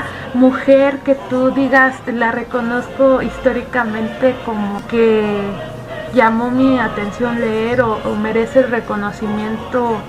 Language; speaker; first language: Spanish; native; Spanish